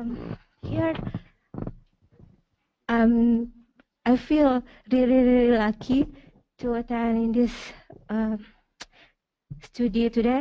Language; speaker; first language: English; non-native, learner; Indonesian